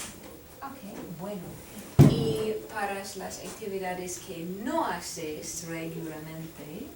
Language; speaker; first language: Spanish; non-native, fluent; English